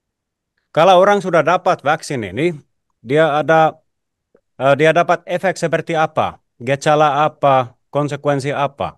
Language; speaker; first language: Indonesian; non-native, fluent; Finnish